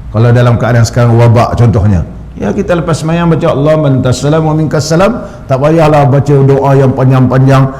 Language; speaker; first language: Malay; native; Malay